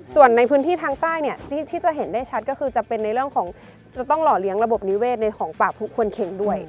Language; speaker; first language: Thai; native; Thai